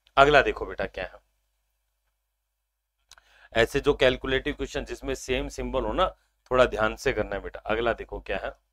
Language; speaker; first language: Hindi; native; Hindi